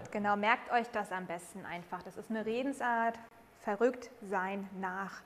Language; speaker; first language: German; native; German